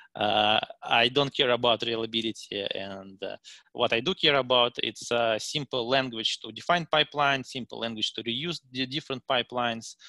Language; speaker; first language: English; non-native, fluent; Russian